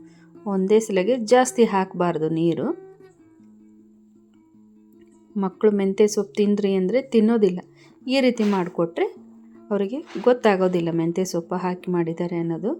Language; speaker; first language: Kannada; native; Kannada